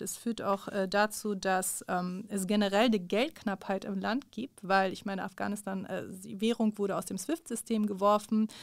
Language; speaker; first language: German; early bilingual, other home language; Persian